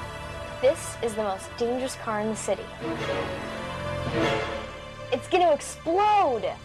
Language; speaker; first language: English; native; English